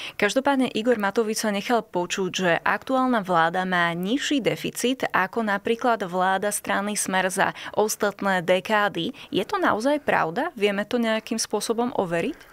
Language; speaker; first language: Slovak; native; Slovak